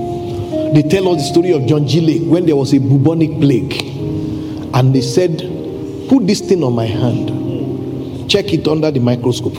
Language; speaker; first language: English; non-native, local second language; Yoruba